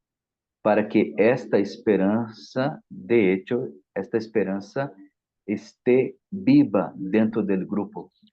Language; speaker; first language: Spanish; non-native, fluent; Portuguese